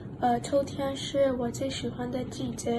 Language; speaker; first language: Chinese; non-native, learner; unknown